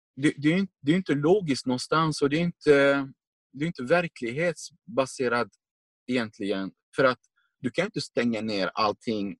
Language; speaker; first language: Swedish; non-native, fluent; Arabic